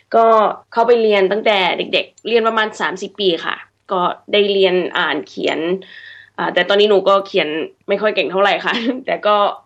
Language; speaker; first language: Thai; early bilingual, heritage; Thai